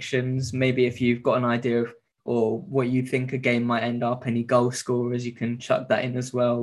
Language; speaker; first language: English; native; English